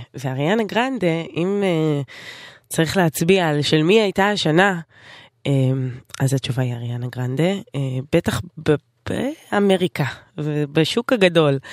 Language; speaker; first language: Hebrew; native; Hebrew